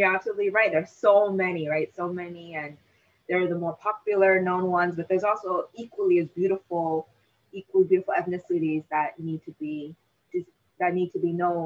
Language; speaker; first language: English; native; English